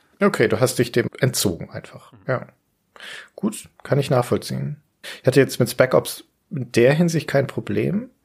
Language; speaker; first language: German; native; German